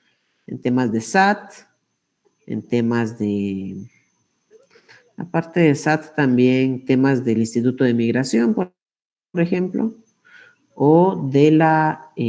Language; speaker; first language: Spanish; native; Spanish